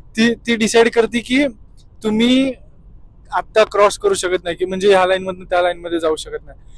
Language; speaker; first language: Marathi; native; Marathi